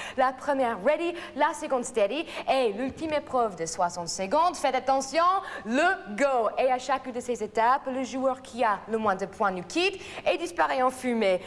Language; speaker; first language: French; non-native, fluent; English